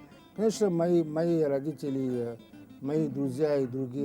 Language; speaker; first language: Russian; non-native, fluent; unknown